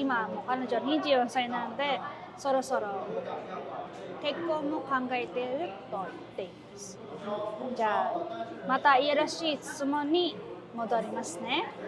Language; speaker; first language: Japanese; non-native, fluent; Filipino